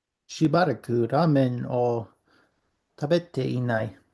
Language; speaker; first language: Japanese; non-native, learner; English